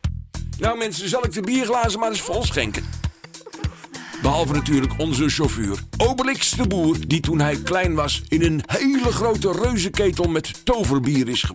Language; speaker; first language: Dutch; native; Dutch